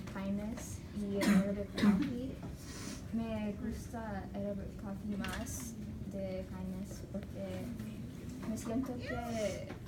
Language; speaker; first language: Spanish; non-native, learner; English